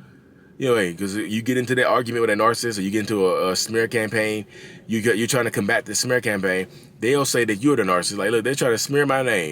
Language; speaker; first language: English; native; English